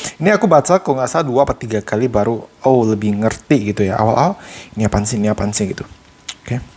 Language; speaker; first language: Indonesian; native; Indonesian